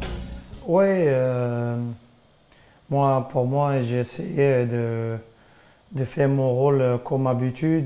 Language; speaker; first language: French; non-native, fluent; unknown